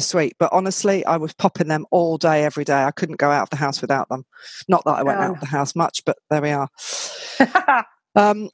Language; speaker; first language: English; native; English